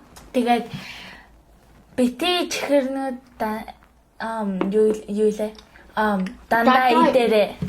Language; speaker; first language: Mongolian; early bilingual, heritage; Mongolian